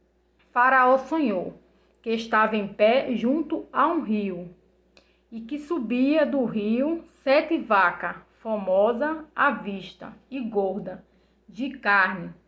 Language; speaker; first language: Portuguese; native; Portuguese